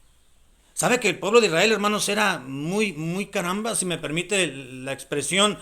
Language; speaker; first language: Spanish; native; Spanish